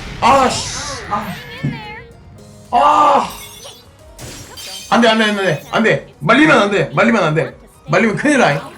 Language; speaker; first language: Korean; native; Korean